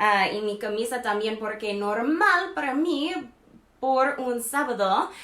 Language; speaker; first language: Spanish; non-native, fluent; English